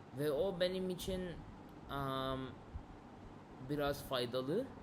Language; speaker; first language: Turkish; non-native, learner; English